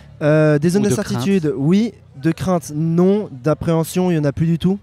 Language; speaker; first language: French; native; French